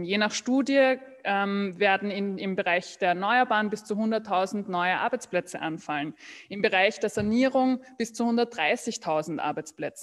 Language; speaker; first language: German; native; German